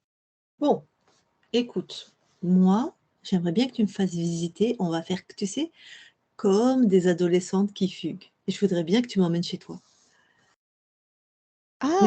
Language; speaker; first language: French; native; French